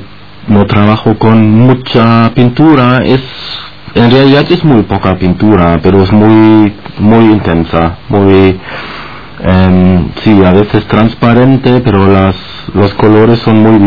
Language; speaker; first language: Spanish; non-native, fluent; German